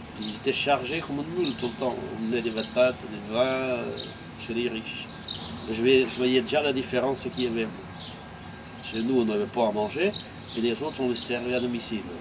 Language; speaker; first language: French; non-native, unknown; Portuguese